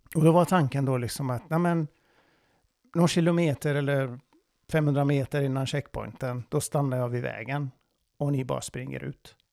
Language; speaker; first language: Swedish; non-native, fluent; Persian